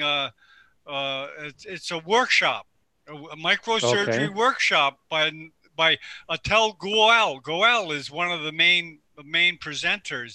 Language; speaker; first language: English; native; English